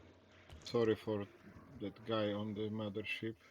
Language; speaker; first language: English; non-native, learner; Polish